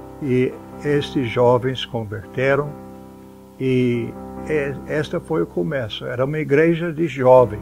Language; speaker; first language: Portuguese; non-native, fluent; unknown